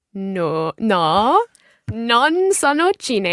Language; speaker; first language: Italian; non-native, learner; English